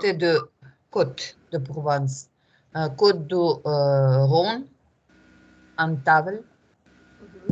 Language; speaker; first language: French; non-native, learner; Russian